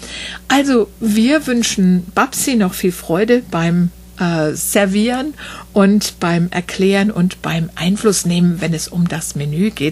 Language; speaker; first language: German; native; German